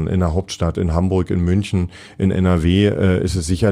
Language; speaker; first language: German; native; German